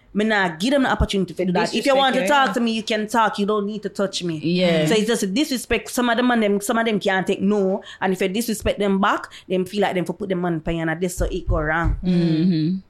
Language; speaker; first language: English; non-native, local second language; Jamaican Creole English